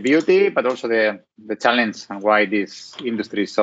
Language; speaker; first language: English; non-native, fluent; Spanish